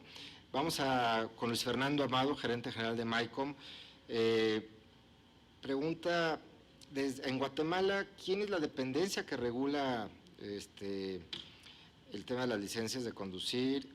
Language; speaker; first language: Spanish; native; Spanish